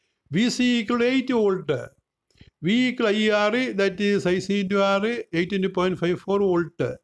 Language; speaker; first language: English; non-native, local second language; Malayalam